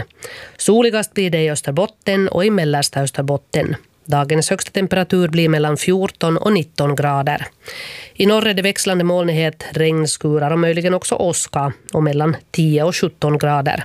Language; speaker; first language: Swedish; native; Swedish